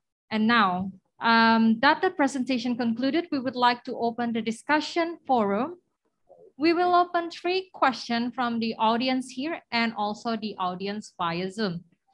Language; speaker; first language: English; non-native, fluent; Indonesian